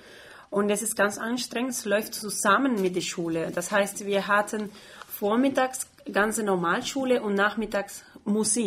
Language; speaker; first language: German; non-native, fluent; Spanish